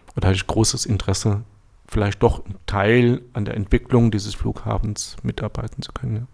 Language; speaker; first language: German; native; German